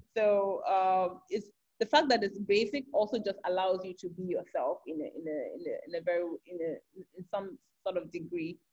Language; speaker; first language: English; non-native, local second language; Yoruba